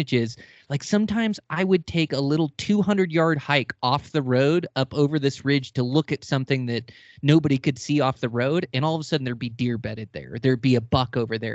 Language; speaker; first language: English; native; English